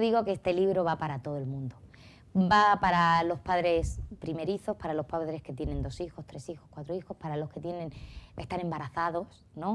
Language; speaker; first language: Spanish; native; Spanish